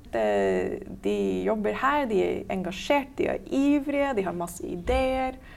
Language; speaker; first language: Norwegian; native; Norwegian